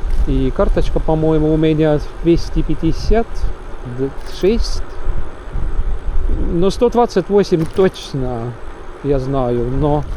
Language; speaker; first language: Russian; non-native, local second language; Estonian